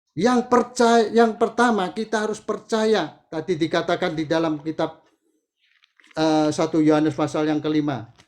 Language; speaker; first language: Indonesian; native; Indonesian